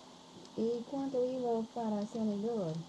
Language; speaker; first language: Spanish; non-native, learner; English